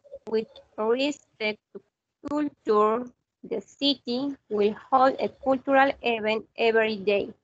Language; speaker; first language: English; non-native, learner; Spanish